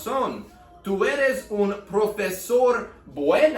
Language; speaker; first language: Spanish; non-native, learner; English